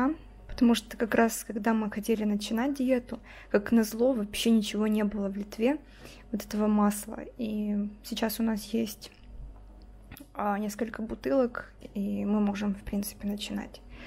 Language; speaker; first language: Russian; native; Russian